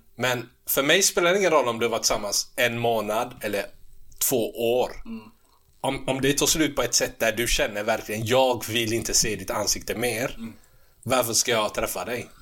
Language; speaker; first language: Swedish; early bilingual, other home language; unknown